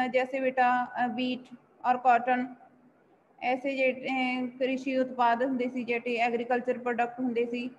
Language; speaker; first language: Hindi; non-native, local second language; Punjabi